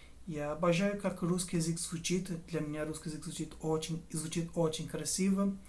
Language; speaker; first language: Russian; non-native, fluent; Portuguese